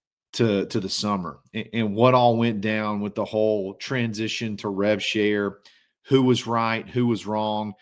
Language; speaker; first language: English; native; English